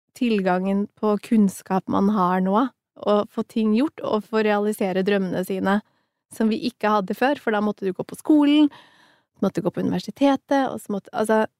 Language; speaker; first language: Norwegian; early bilingual, other home language; Somali